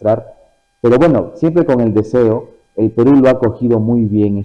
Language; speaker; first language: Spanish; native; Spanish